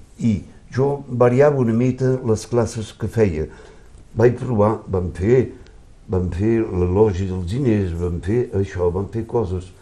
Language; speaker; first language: Catalan; early bilingual, heritage; Catalan